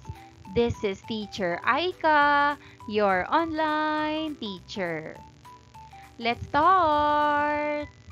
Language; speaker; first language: English; non-native, local second language; Filipino